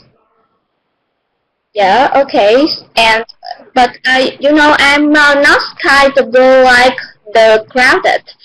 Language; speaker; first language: English; non-native, learner; Vietnamese